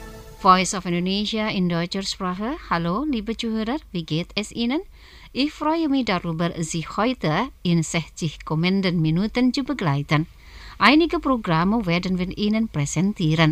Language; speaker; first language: German; non-native, fluent; Indonesian